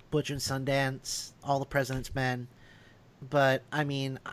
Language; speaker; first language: English; early bilingual, other home language; Italian